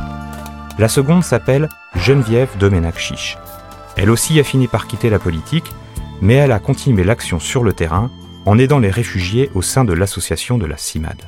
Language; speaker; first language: French; native; French